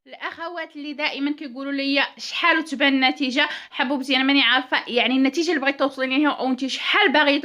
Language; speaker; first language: Arabic; native; Arabic